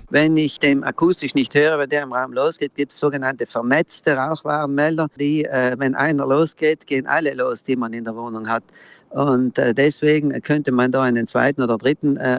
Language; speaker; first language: German; native; German